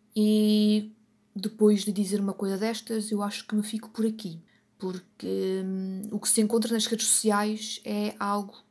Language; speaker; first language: Portuguese; native; Portuguese